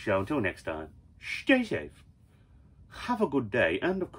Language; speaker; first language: English; native; English